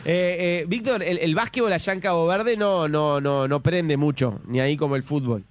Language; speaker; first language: Spanish; native; Spanish